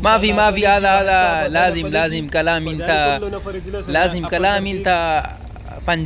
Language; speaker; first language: Arabic; non-native, learner; Punjabi